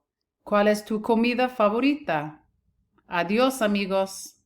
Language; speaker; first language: Spanish; non-native, fluent; English